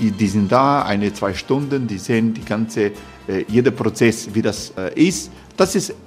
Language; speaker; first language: German; non-native, fluent; Croatian